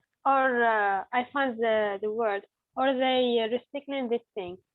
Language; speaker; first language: English; non-native, learner; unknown